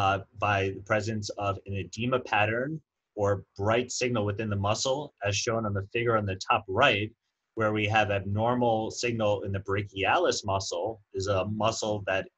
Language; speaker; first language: English; native; English